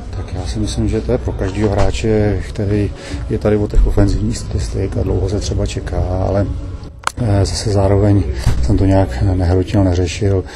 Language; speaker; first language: Czech; native; Czech